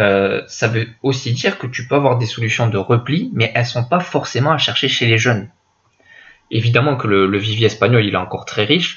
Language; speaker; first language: French; native; French